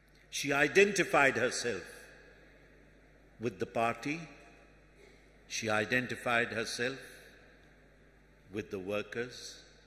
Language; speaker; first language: English; non-native, local second language; Urdu